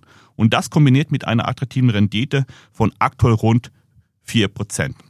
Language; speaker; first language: German; native; German